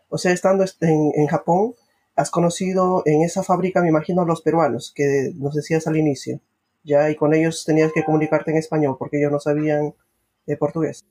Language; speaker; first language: Spanish; native; Spanish